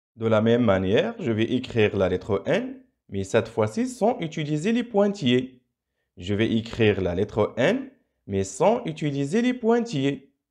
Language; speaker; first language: French; non-native, local second language; Arabic